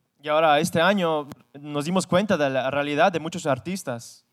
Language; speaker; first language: Spanish; non-native, fluent; English